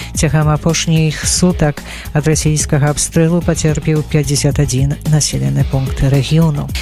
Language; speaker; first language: Belarusian; native; Belarusian